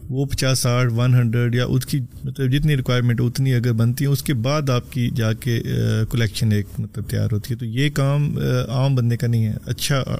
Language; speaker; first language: Urdu; non-native, local second language; Punjabi